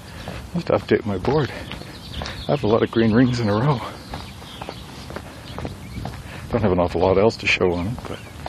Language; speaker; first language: English; native; English